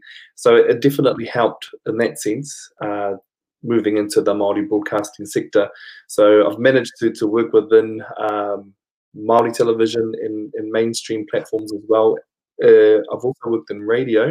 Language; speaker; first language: English; non-native, local second language; Māori